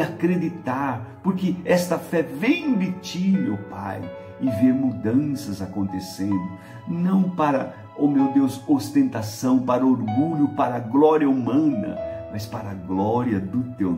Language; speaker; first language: Portuguese; native; Portuguese